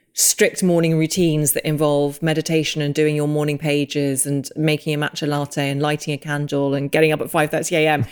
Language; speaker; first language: English; native; English